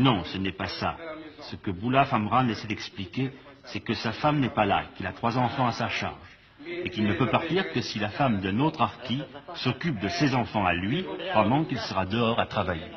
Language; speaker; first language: French; native; French